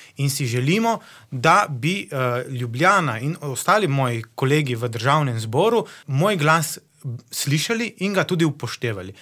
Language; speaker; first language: Slovenian; native; Slovenian